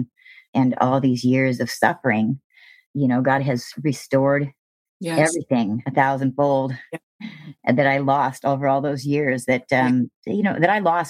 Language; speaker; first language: English; native; English